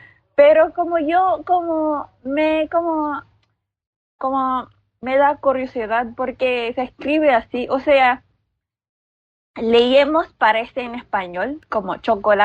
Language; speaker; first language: Spanish; non-native, learner; Filipino